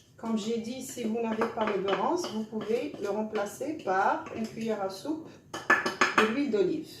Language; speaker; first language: French; non-native, local second language; Arabic